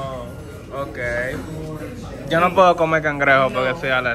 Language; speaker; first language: Spanish; native; Spanish